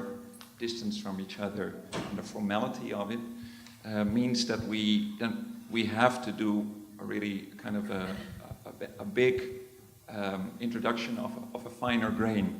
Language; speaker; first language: English; non-native, fluent; Dutch